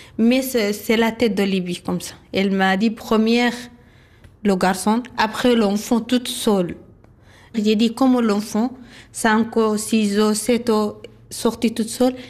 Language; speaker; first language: French; non-native, learner; Arabic